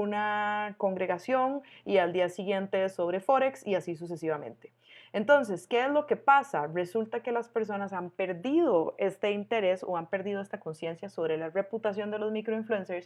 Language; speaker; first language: Spanish; native; Spanish